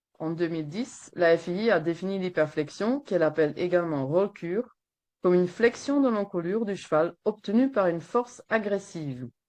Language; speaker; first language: French; non-native, local second language; Dutch